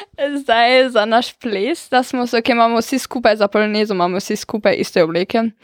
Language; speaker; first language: Slovenian; non-native, local second language; German